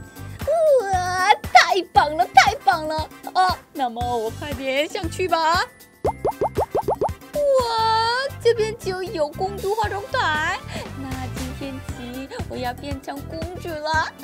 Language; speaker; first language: Chinese; non-native, fluent; Korean